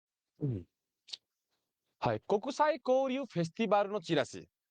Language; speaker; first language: Japanese; non-native, fluent; Nepali